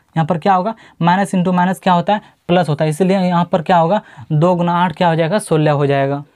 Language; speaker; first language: Hindi; native; Hindi